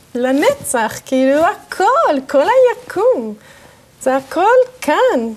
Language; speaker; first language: Hebrew; early bilingual, other home language; English